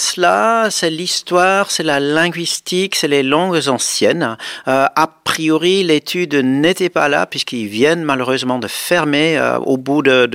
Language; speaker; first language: French; non-native, fluent; Dutch